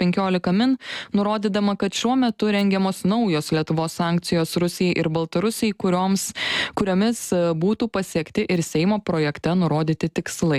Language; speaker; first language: Lithuanian; native; Lithuanian